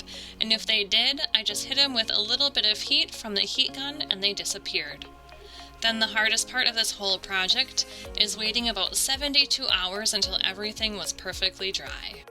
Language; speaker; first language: English; native; English